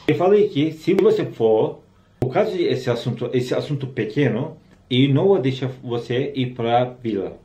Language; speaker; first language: Portuguese; non-native, learner; Turkish